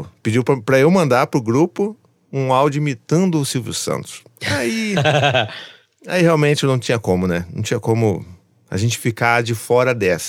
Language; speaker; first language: Portuguese; native; Portuguese